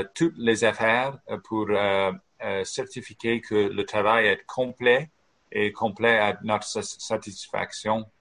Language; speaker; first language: French; non-native, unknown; English